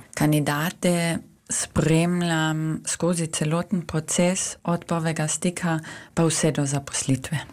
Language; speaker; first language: Slovenian; native; Slovenian